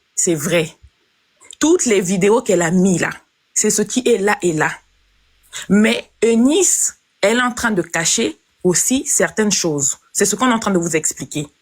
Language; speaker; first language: French; non-native, local second language; Lingala